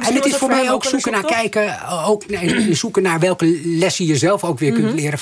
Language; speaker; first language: Dutch; native; Dutch